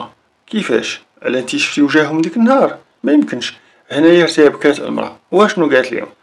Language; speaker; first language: Arabic; native; Arabic